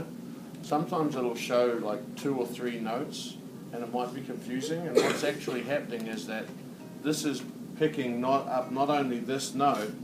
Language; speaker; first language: English; native; English